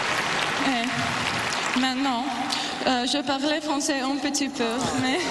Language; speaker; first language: French; non-native, learner; Russian